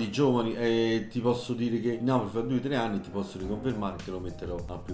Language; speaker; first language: Italian; native; Italian